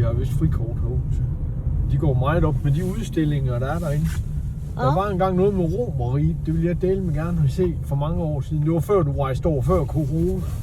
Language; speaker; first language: Danish; native; Danish